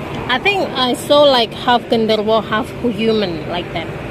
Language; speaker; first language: English; non-native, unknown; Indonesian